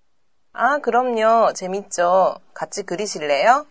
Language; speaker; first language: Korean; non-native, learner; Japanese